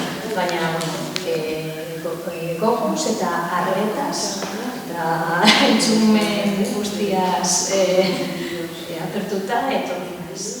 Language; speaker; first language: Basque; non-native, learner; Spanish